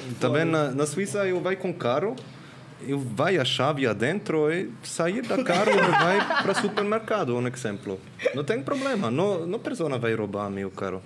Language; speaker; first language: Portuguese; non-native, learner; Swiss German